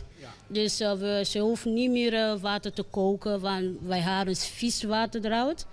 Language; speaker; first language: Dutch; non-native, learner; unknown